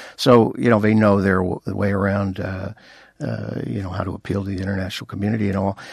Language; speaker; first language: English; native; English